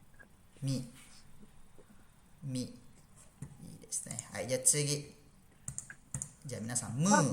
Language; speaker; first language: Japanese; non-native, fluent; Malay